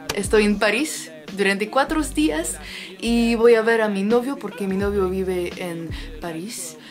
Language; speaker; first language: Spanish; non-native, learner; French